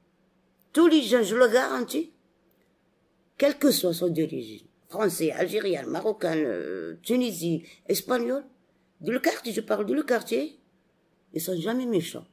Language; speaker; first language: French; non-native, local second language; Arabic